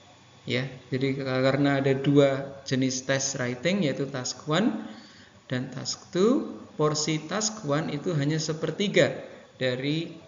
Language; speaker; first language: Indonesian; native; Indonesian